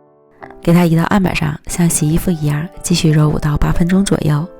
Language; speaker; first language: Chinese; native; Chinese